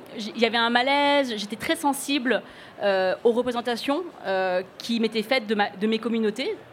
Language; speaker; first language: French; early bilingual, other home language; Cantonese